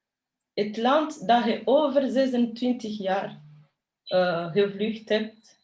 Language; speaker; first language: Dutch; early bilingual, other home language; Kinyarwanda